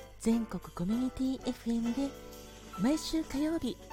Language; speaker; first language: Japanese; native; Japanese